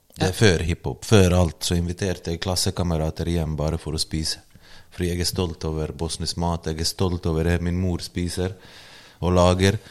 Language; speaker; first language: Norwegian; early bilingual, other home language; Bosnian